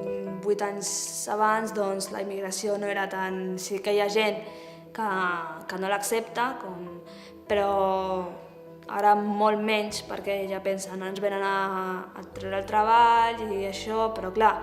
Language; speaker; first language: Catalan; early bilingual, other home language; Arabic